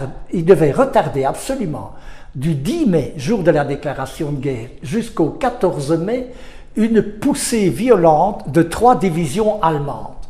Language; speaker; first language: French; native; French